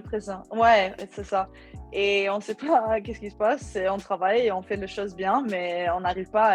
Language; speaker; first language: French; non-native, learner; Swedish